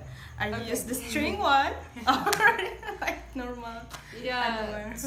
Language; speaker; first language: English; non-native, learner; Indonesian